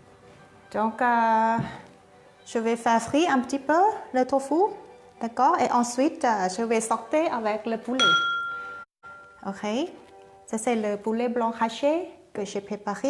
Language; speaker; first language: French; non-native, learner; Thai